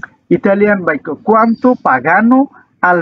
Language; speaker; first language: Italian; non-native, learner; Bangla